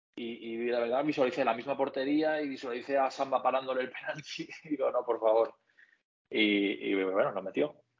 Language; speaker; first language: Spanish; native; Spanish